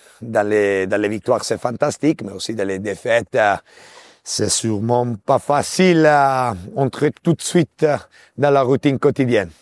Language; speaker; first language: French; non-native, local second language; Italian